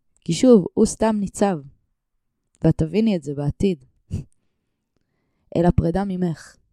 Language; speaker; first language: Hebrew; native; Hebrew